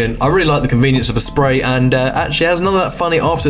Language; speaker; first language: English; native; English